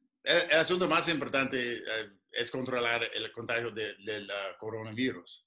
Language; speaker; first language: Spanish; non-native, fluent; English